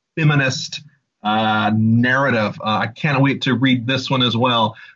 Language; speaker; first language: English; native; English